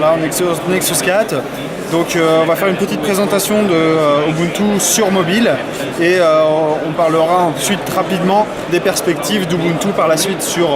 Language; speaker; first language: French; native; French